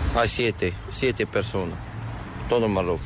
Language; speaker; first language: Spanish; non-native, learner; Arabic